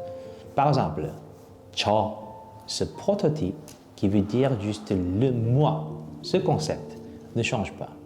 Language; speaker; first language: French; non-native, fluent; Korean